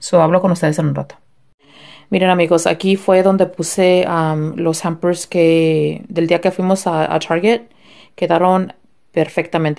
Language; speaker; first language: Spanish; early bilingual, heritage; Spanish